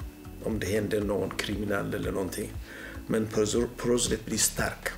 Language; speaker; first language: Swedish; non-native, fluent; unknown